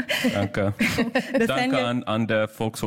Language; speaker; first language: German; non-native, learner; English